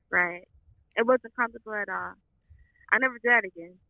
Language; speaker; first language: English; native; English